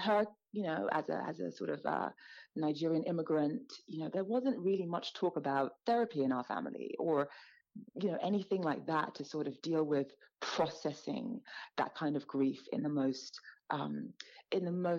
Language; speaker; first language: English; native; English